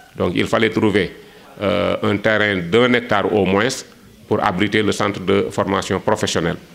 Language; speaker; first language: French; non-native, local second language; Wolof